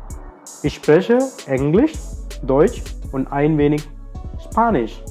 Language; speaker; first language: German; non-native, local second language; Hindi